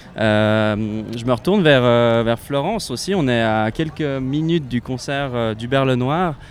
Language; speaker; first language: French; native; French